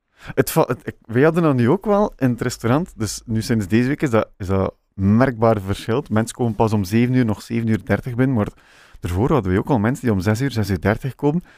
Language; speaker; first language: Dutch; native; Dutch